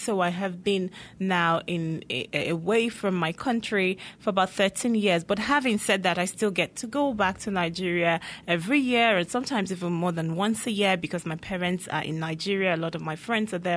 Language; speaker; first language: English; non-native, local second language; Igbo